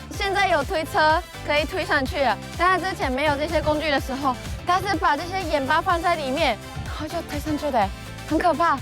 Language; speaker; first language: Chinese; non-native, fluent; Japanese